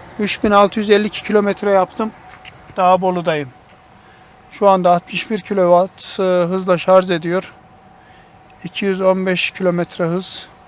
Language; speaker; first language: Turkish; native; Turkish